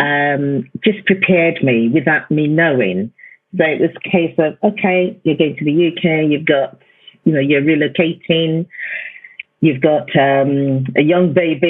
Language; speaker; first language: English; non-native, local second language; Yoruba